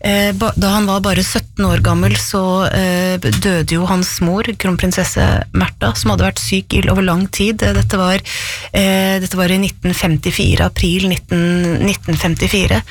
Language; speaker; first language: Norwegian; native; Norwegian